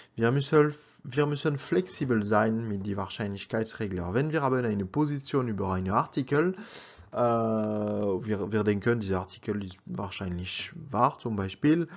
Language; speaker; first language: German; non-native, learner; French